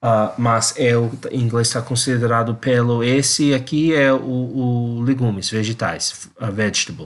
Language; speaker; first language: Portuguese; non-native, learner; English